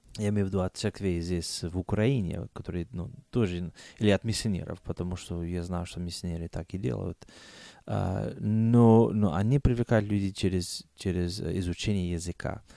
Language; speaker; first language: Russian; non-native, fluent; English